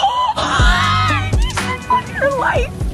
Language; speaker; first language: English; native; English